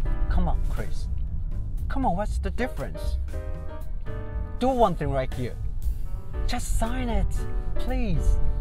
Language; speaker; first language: English; non-native, fluent; Chinese